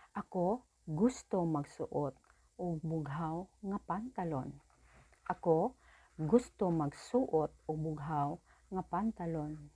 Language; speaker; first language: Cebuano; native; Cebuano